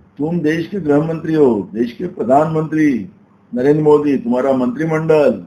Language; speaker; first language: Hindi; non-native, local second language; Marathi